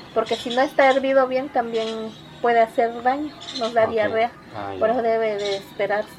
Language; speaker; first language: Spanish; native; Spanish